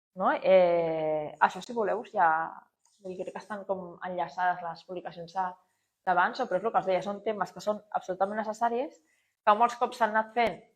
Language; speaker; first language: Catalan; non-native, local second language; Spanish